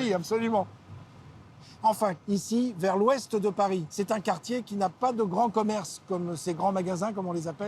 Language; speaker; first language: French; native; French